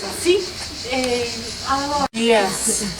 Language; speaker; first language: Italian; non-native, learner; Polish